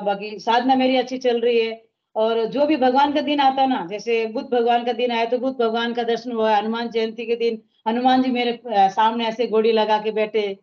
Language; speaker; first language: Hindi; native; Hindi